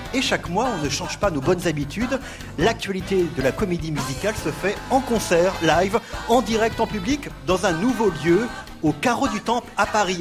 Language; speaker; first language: French; native; French